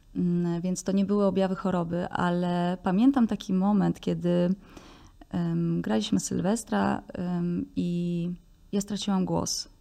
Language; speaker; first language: Polish; native; Polish